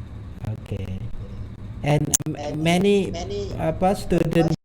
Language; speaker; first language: English; non-native, learner; Indonesian